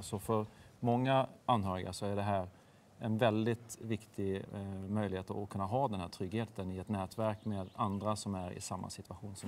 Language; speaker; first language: Swedish; native; Swedish